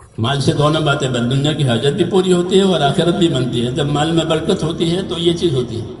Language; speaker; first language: Urdu; non-native, local second language; Gujarati